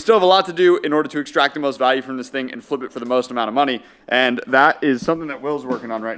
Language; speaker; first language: English; native; English